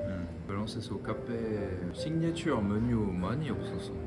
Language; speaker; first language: Korean; non-native, learner; French